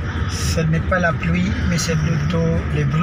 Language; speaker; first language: French; non-native, fluent; Indonesian